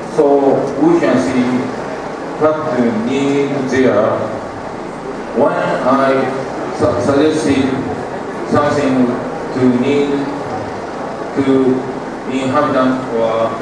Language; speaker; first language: English; non-native, learner; Japanese